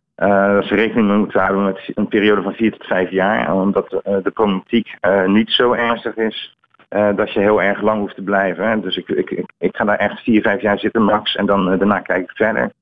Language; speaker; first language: Dutch; native; Dutch